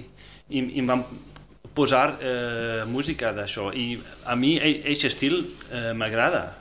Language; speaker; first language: Catalan; non-native, fluent; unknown